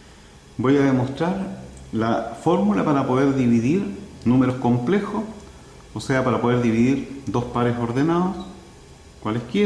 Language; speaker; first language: Spanish; native; Spanish